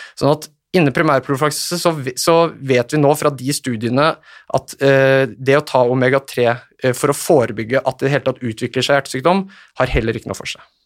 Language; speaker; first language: Norwegian; native; Norwegian